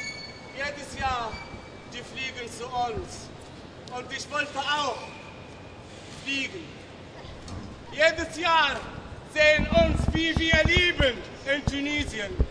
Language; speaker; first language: German; non-native, learner; Arabic